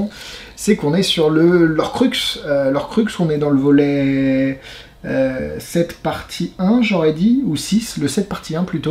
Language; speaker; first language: French; native; French